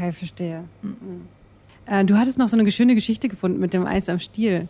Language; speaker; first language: German; native; German